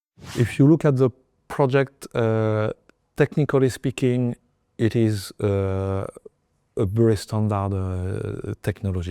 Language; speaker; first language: English; non-native, fluent; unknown